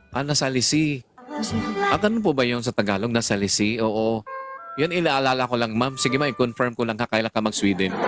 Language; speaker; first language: Filipino; non-native, local second language; Cebuano